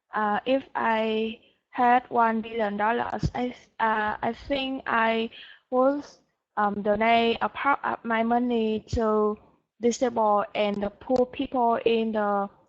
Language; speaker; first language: English; non-native, learner; Vietnamese